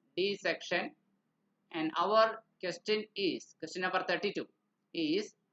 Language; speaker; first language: English; non-native, local second language; Malayalam